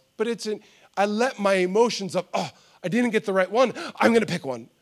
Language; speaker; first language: English; native; English